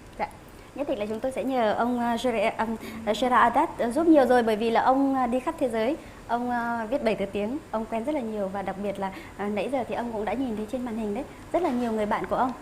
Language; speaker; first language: Vietnamese; native; Vietnamese